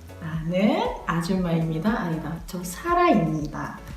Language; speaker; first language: Korean; non-native, learner; Indonesian